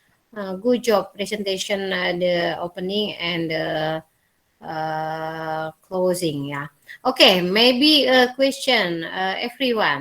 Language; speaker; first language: English; non-native, learner; Indonesian